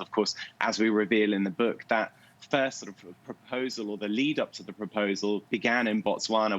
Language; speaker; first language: English; native; English